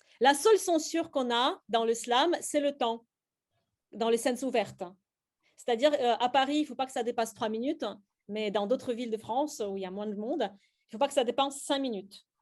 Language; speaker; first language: French; non-native, fluent; Russian